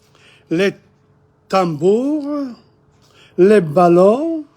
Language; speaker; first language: French; non-native, fluent; English